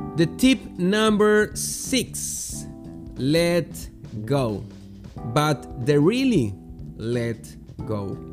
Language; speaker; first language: English; non-native, learner; Spanish